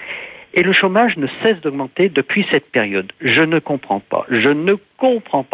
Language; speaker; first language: French; native; French